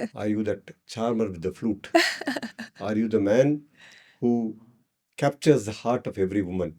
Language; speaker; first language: English; non-native, local second language; Kannada